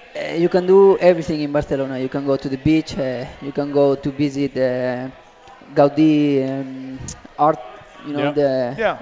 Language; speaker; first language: English; non-native, learner; Catalan